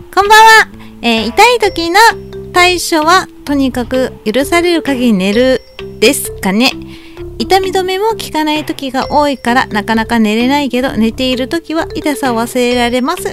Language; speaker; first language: Japanese; native; Japanese